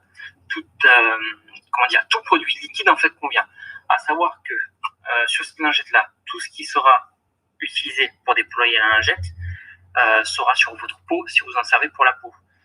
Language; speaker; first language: French; native; French